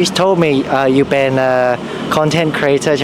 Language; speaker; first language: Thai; non-native, learner; English